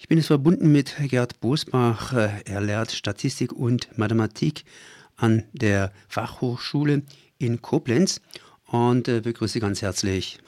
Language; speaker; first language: German; native; German